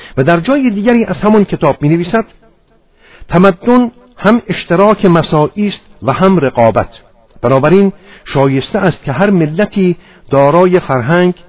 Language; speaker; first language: Persian; non-native, local second language; Armenian